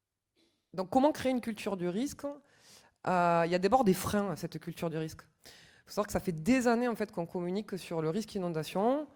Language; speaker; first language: French; native; French